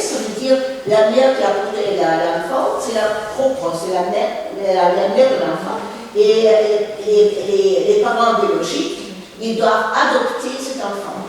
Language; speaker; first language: French; non-native, fluent; Russian